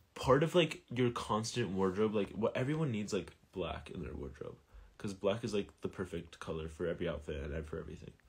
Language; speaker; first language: English; native; English